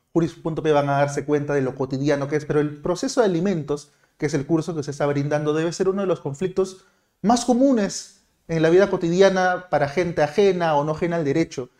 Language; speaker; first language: Spanish; native; Spanish